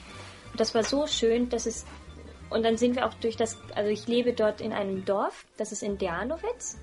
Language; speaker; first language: German; early bilingual, other home language; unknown